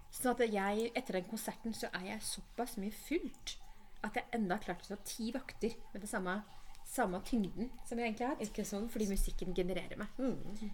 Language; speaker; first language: Norwegian; early bilingual, other home language; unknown